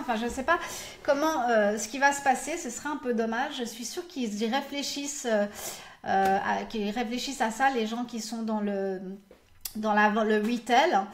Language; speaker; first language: French; native; French